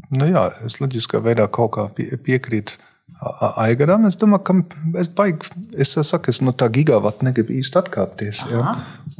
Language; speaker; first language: Latvian; non-native, local second language; Russian